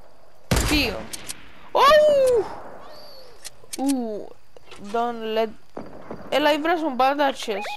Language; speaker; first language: Greek; native; Greek